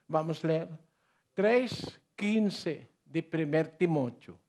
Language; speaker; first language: Portuguese; non-native, learner; Filipino